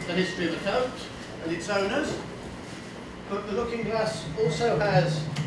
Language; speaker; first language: English; native; English